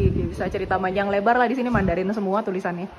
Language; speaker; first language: Indonesian; native; Indonesian